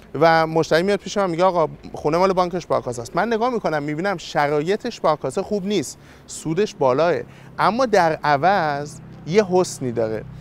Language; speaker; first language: Persian; native; Persian